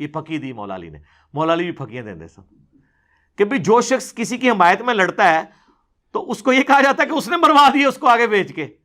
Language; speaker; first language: Urdu; non-native, local second language; Punjabi